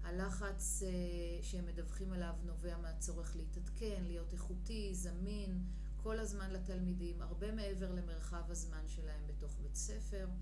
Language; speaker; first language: Hebrew; native; Hebrew